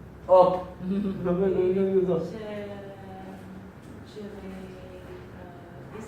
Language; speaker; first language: French; non-native, learner; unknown